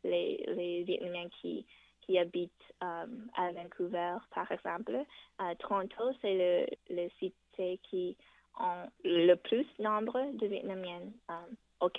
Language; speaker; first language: French; non-native, fluent; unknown